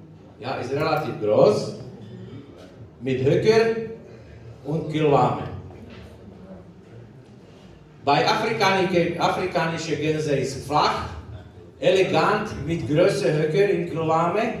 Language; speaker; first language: German; non-native, learner; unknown